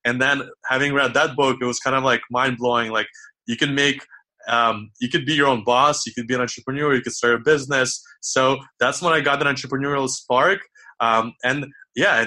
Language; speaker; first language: English; early bilingual, other home language; Ukrainian